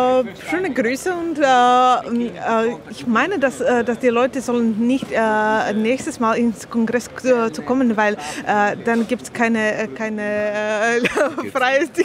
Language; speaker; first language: German; non-native, learner; Slovak